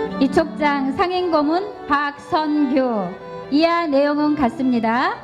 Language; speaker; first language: Korean; native; Korean